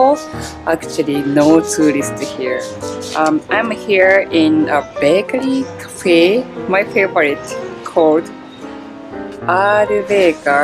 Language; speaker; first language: English; non-native, learner; Japanese